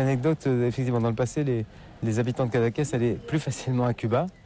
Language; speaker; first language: French; native; French